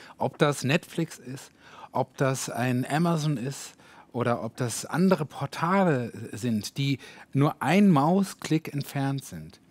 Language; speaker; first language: German; native; German